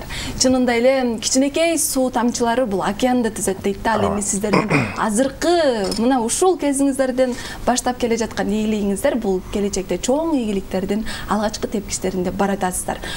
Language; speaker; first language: Kyrgyz; native; Kyrgyz